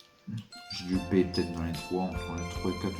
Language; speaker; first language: French; native; French